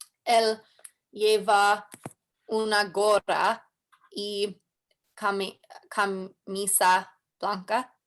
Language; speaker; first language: Spanish; non-native, learner; English